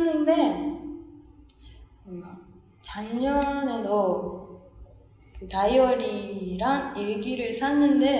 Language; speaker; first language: Korean; non-native, fluent; Japanese